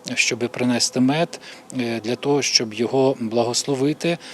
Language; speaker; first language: Ukrainian; native; Ukrainian